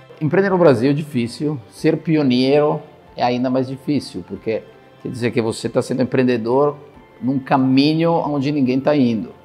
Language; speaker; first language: Portuguese; non-native, fluent; Italian